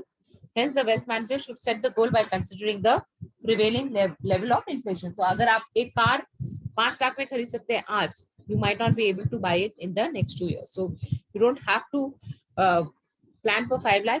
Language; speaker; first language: English; non-native, local second language; Hindi